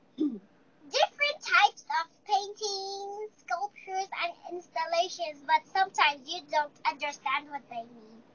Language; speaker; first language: English; non-native, learner; Chinese